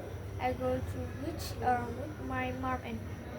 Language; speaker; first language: English; non-native, learner; Vietnamese